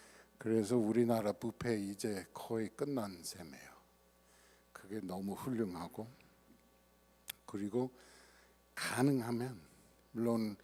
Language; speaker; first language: Korean; non-native, fluent; English